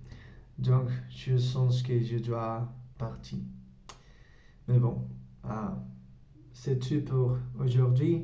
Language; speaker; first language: French; non-native, learner; Spanish